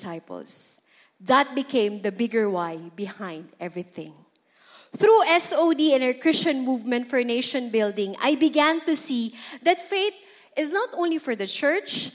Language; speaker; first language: English; non-native, local second language; Bikol